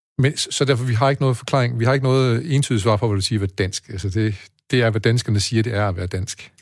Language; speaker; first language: Danish; native; Danish